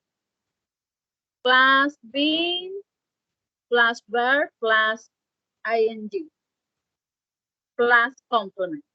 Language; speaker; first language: English; non-native, learner; Spanish